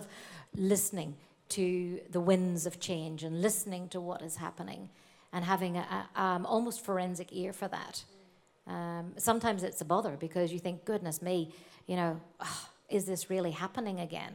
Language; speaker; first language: English; native; English